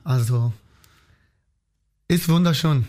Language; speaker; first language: German; non-native, learner; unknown